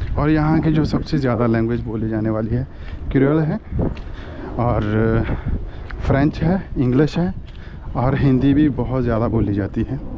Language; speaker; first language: Hindi; native; Hindi